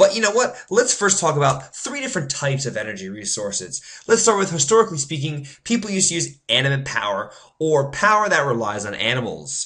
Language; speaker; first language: English; native; English